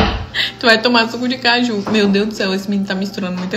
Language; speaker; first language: Portuguese; native; Portuguese